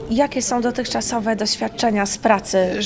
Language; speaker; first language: Polish; native; Polish